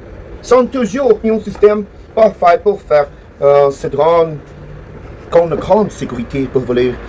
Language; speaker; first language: French; non-native, learner; Portuguese